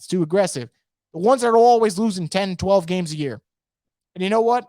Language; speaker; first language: English; native; English